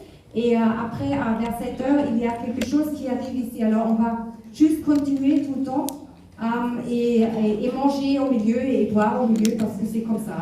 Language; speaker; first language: French; non-native, fluent; German